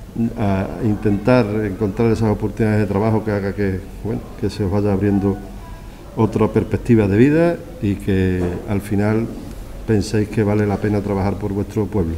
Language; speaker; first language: Spanish; native; Spanish